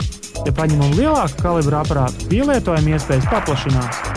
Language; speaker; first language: Latvian; native; Latvian